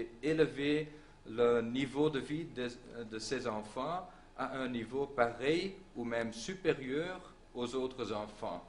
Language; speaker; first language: French; non-native, local second language; Dutch